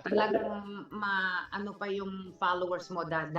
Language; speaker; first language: Filipino; early bilingual, heritage; Filipino